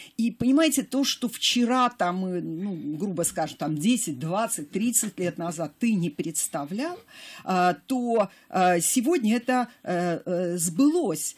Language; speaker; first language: Russian; native; Russian